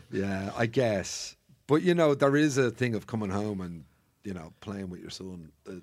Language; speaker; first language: English; native; English